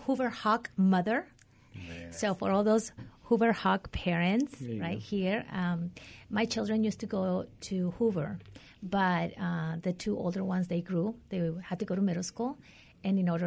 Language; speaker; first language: English; non-native, fluent; Spanish